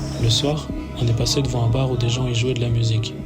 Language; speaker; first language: French; native; French